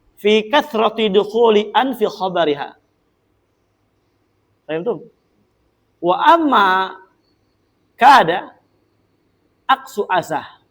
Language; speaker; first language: Arabic; non-native, fluent; Indonesian